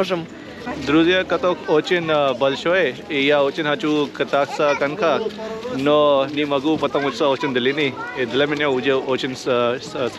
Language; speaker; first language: Russian; non-native, learner; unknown